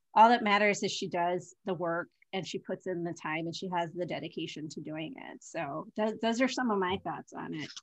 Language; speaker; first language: English; early bilingual, other home language; Hindi